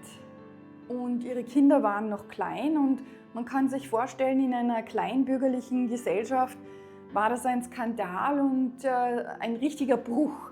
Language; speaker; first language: German; native; German